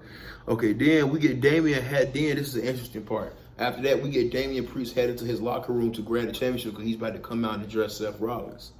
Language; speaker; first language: English; native; English